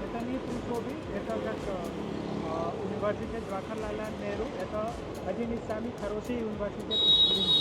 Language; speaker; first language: Russian; non-native, learner; Hindi